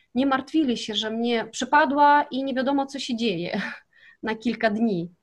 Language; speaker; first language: Polish; early bilingual, heritage; Kazakh